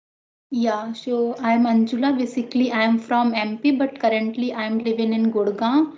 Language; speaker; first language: English; non-native, learner; Hindi